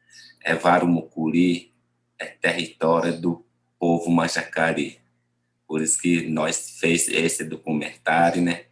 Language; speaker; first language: Portuguese; non-native, local second language; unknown